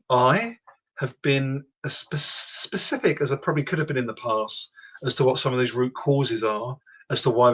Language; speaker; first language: English; native; English